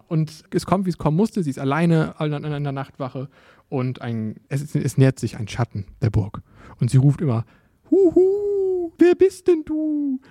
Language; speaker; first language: German; native; German